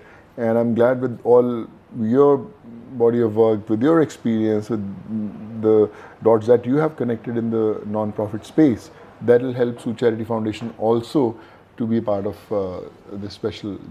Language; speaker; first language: English; non-native, local second language; Punjabi